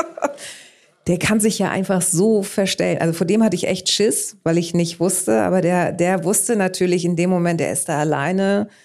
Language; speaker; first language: German; early bilingual, other home language; Greek